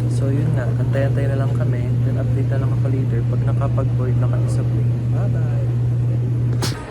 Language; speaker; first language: Filipino; native; Filipino